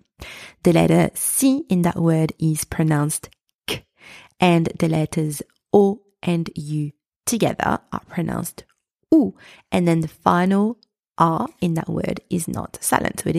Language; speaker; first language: English; non-native, fluent; French